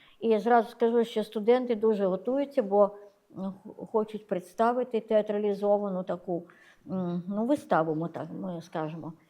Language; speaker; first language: Ukrainian; native; Ukrainian